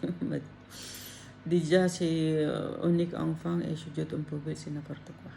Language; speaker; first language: French; non-native, learner; Filipino